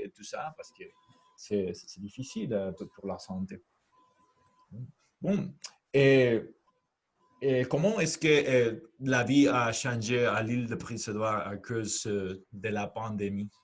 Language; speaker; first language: French; non-native, fluent; Spanish